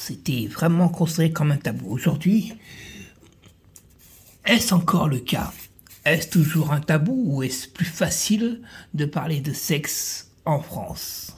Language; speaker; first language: French; native; French